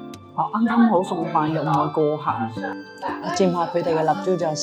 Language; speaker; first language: Chinese; non-native, local second language; Hakka Chinese